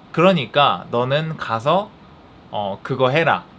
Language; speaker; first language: Korean; native; Korean